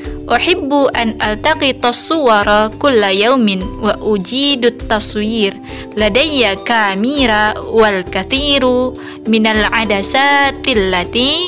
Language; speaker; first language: Arabic; non-native, learner; Indonesian